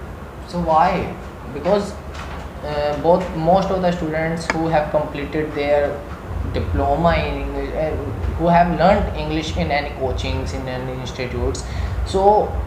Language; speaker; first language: English; non-native, learner; Hindi